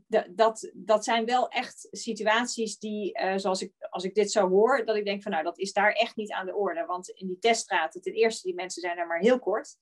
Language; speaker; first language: Dutch; native; Dutch